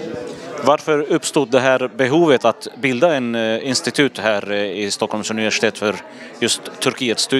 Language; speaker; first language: Swedish; non-native, fluent; Assyrian Neo-Aramaic